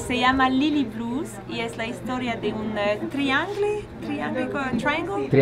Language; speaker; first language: Spanish; non-native, learner; French